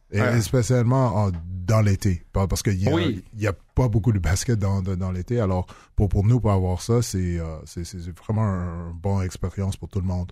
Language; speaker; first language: French; non-native, local second language; English